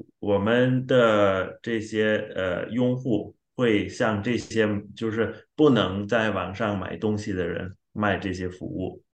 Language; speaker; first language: Chinese; non-native, fluent; Xhosa